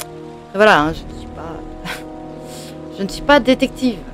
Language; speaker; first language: French; native; French